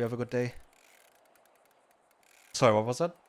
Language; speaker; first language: English; non-native, fluent; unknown